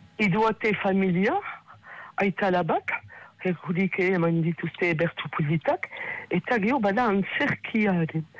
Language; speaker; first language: Basque; native; Basque